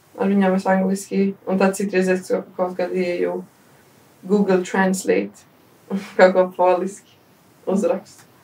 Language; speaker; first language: Latvian; early bilingual, heritage; Latvian